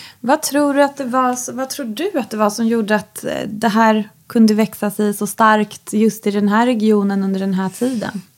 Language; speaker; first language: Swedish; native; Swedish